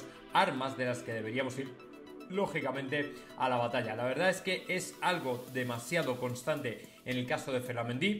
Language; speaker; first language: Spanish; native; Spanish